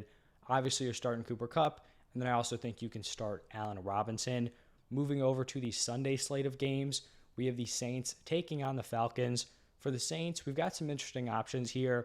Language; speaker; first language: English; native; English